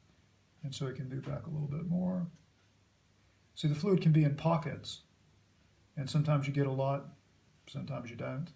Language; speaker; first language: English; native; English